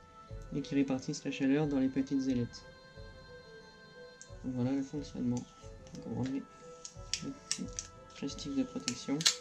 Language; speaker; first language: French; native; French